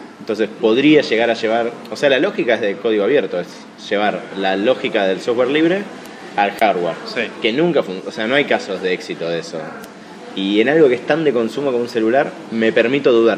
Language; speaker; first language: Spanish; native; Spanish